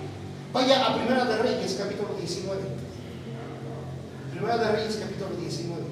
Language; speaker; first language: Spanish; native; Spanish